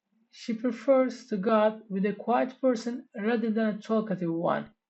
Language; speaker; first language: English; non-native, fluent; Turkish